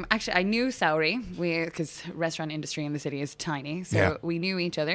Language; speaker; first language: English; native; English